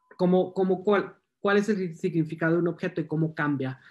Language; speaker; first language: Spanish; native; Spanish